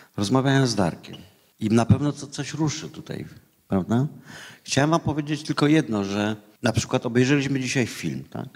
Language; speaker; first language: Polish; native; Polish